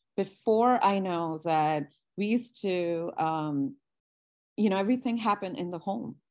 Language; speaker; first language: English; non-native, local second language; Gujarati